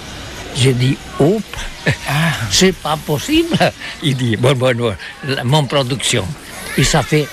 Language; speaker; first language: French; non-native, learner; Catalan